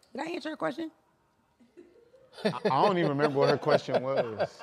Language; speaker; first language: English; native; English